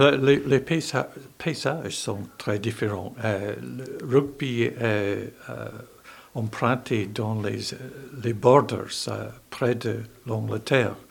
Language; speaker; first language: French; non-native, learner; English